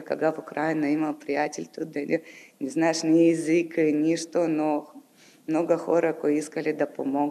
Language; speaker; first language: Bulgarian; non-native, learner; Ukrainian